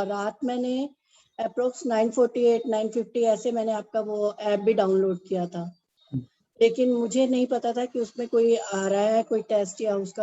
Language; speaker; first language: Hindi; native; Hindi